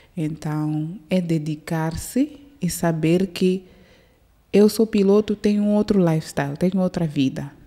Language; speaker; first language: Portuguese; early bilingual, heritage; Portuguese